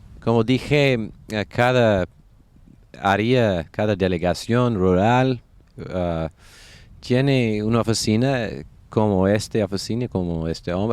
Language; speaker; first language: Spanish; non-native, fluent; English